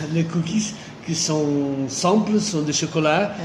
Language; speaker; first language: French; non-native, fluent; Portuguese